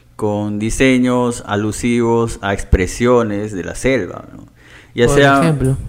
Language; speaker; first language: Spanish; native; Spanish